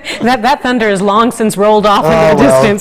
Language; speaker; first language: English; native; English